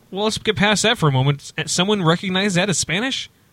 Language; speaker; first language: English; native; English